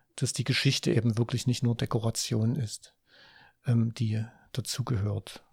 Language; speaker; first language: German; native; German